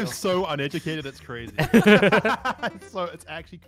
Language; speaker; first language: English; native; English